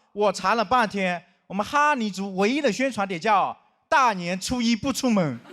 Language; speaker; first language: Chinese; non-native, local second language; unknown